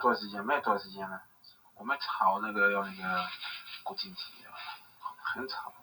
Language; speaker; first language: Chinese; non-native, learner; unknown